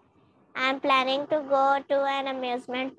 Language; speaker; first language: English; non-native, learner; Hindi